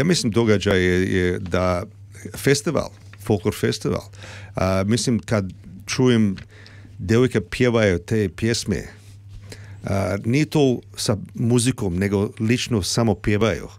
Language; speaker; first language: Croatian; early bilingual, heritage; Serbian